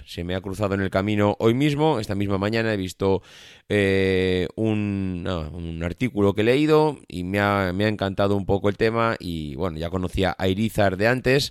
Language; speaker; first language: Spanish; native; Spanish